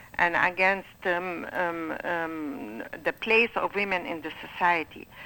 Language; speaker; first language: English; non-native, fluent; Arabic